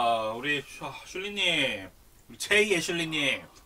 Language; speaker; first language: Korean; native; Korean